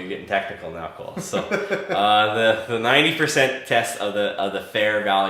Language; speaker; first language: English; native; English